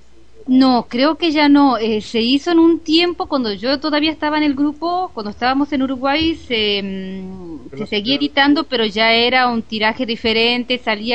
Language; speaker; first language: Spanish; native; Spanish